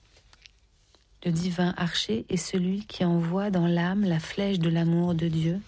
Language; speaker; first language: French; native; French